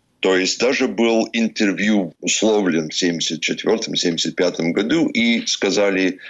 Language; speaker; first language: Russian; early bilingual, heritage; Russian